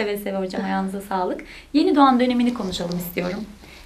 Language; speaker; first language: Turkish; native; Turkish